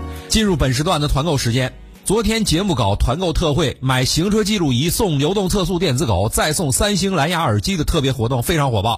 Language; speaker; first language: Chinese; native; Chinese